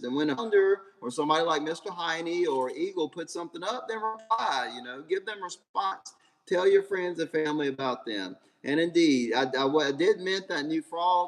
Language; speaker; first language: English; native; English